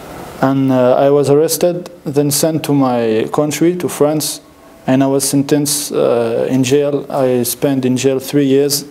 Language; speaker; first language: English; non-native, learner; French